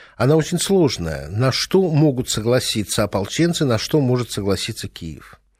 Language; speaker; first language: Russian; native; Russian